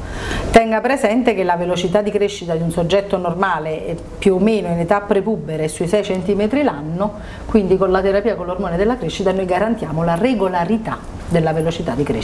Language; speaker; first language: Italian; native; Italian